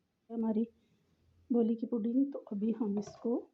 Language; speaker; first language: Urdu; non-native, local second language; Pahari-Potwari